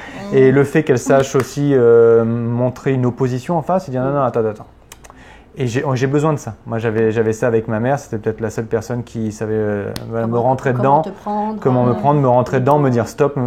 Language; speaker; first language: French; native; French